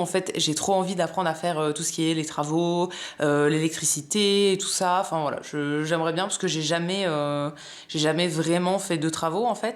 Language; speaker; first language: French; native; French